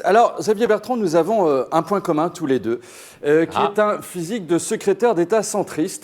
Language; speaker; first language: French; native; French